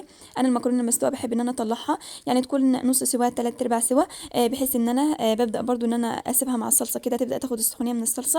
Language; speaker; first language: Arabic; native; Arabic